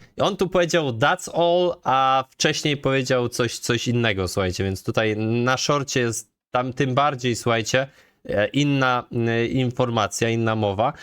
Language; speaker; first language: Polish; native; Polish